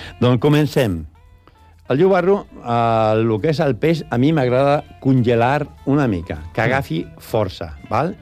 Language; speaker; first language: Catalan; non-native, local second language; Spanish